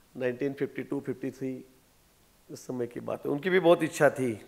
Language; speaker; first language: Hindi; non-native, local second language; Marathi